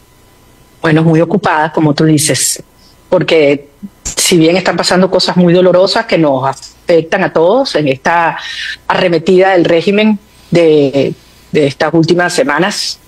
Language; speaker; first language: Spanish; native; Spanish